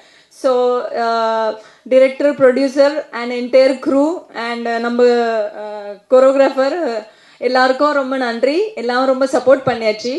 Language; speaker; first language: Tamil; non-native, fluent; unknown